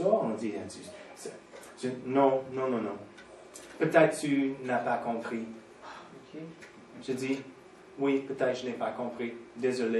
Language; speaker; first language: French; non-native, fluent; English